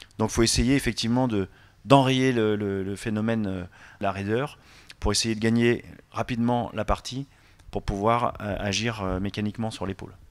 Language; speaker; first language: French; native; French